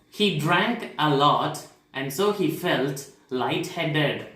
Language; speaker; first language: English; non-native, local second language; Tamil